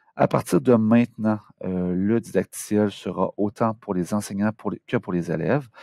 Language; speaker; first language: French; native; French